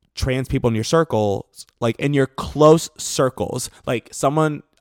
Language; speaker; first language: English; native; English